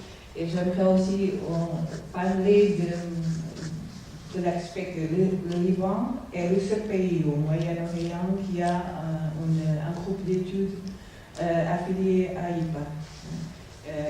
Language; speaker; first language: French; non-native, fluent; Portuguese